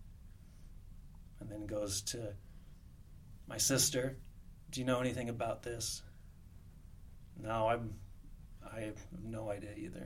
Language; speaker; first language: English; native; English